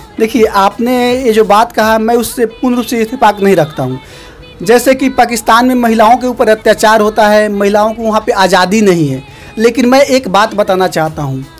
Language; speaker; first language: Hindi; native; Hindi